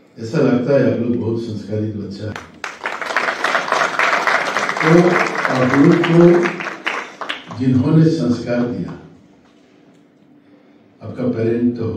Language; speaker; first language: Hindi; non-native, local second language; Bangla